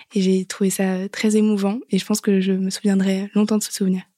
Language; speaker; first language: French; native; French